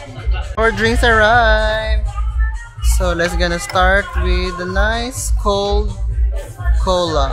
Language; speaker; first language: English; non-native, local second language; Filipino